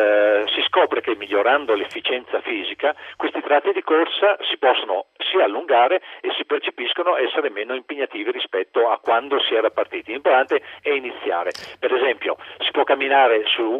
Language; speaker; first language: Italian; native; Italian